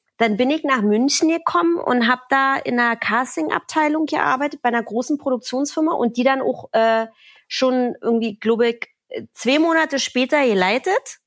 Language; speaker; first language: German; native; German